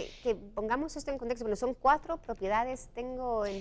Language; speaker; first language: Spanish; native; Spanish